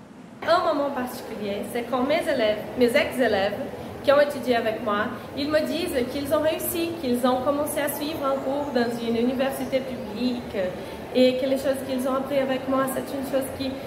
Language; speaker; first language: French; non-native, fluent; Portuguese